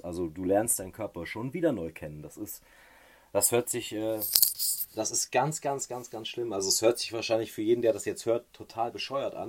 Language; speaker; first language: German; native; German